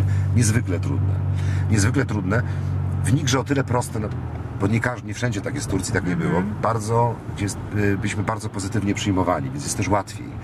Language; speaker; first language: Polish; native; Polish